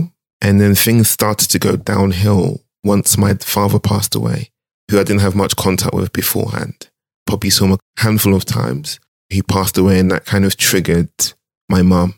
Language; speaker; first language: English; non-native, local second language; Akan